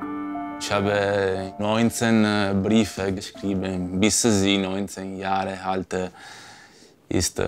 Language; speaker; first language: German; non-native, learner; Italian